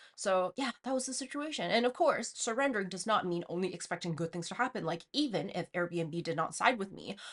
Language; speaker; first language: English; non-native, fluent; Chinese